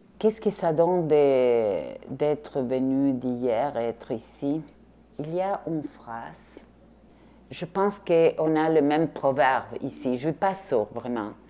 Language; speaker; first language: French; non-native, fluent; Spanish